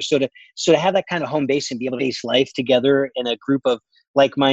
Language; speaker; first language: English; native; English